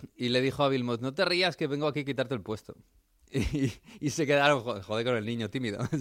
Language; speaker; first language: Spanish; native; Spanish